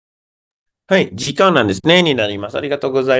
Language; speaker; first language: Japanese; non-native, learner; Indonesian